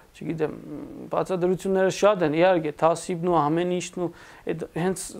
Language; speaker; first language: Armenian; native; Armenian